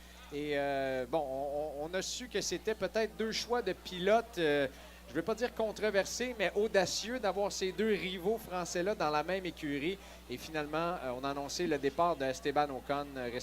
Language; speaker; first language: French; native; French